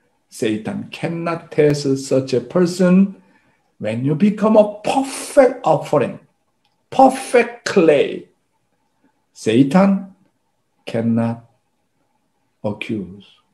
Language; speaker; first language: English; non-native, fluent; Korean